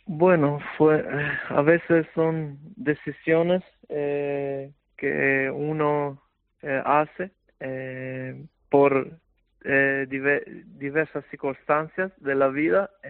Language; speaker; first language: Spanish; non-native, fluent; Albanian